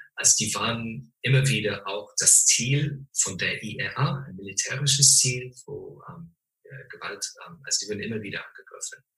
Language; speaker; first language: German; non-native, fluent; English